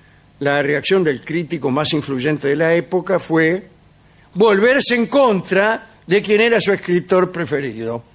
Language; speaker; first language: Spanish; native; Spanish